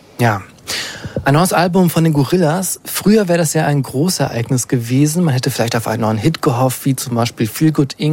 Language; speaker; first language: German; native; German